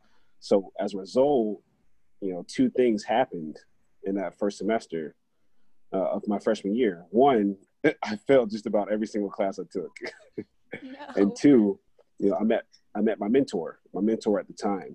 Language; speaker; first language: English; native; English